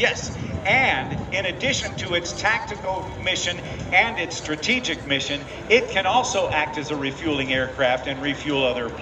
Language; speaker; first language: English; native; English